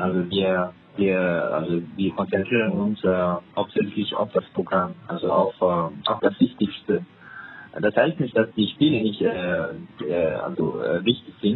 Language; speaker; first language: German; non-native, fluent; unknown